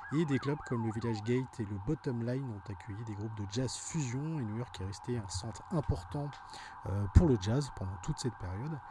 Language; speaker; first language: French; native; French